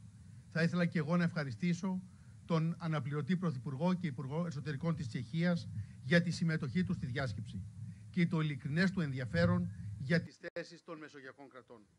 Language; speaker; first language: Greek; native; Greek